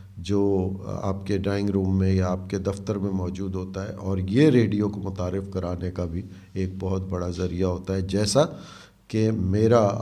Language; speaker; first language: Urdu; native; Urdu